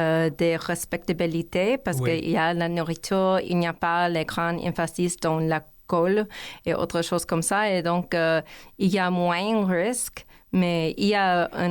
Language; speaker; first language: French; non-native, learner; English